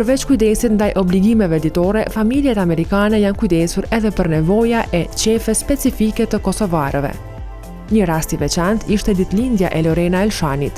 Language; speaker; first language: Albanian; native; Albanian